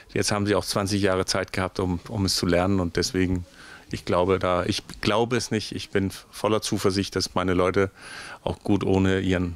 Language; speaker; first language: German; non-native, fluent; Danish